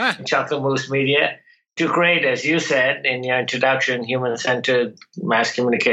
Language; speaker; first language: English; non-native, local second language; Bangla